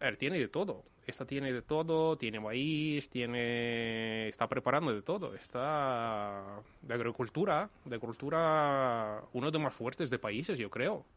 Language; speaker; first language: Spanish; non-native, learner; Ukrainian